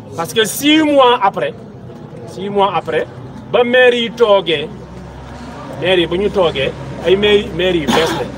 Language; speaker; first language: Wolof; non-native, local second language; Mandingo